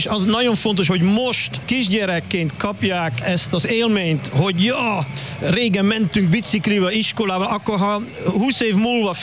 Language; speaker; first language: Hungarian; non-native, fluent; Dutch